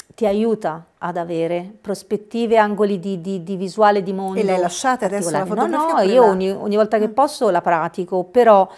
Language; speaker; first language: Italian; native; Italian